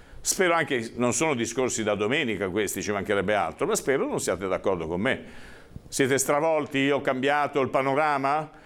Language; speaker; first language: Italian; native; Italian